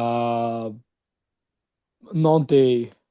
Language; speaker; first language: Portuguese; non-native, learner; Bangla